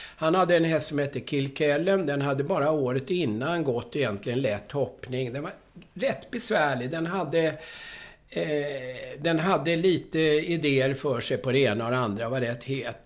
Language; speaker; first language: Swedish; native; Swedish